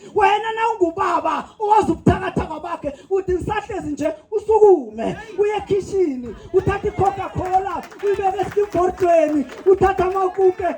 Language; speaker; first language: Zulu; non-native, local second language; South Ndebele